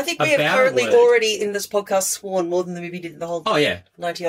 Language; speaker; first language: English; native; English